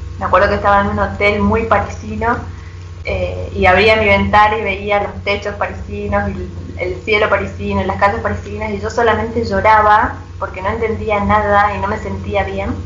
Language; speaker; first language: Spanish; native; Spanish